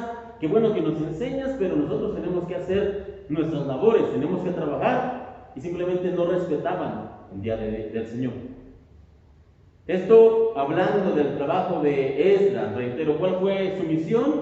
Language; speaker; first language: Spanish; native; Spanish